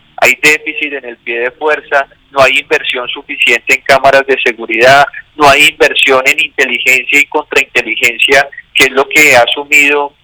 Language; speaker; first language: Spanish; native; Spanish